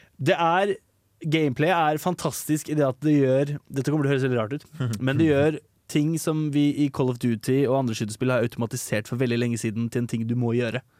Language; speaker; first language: Norwegian; native; Norwegian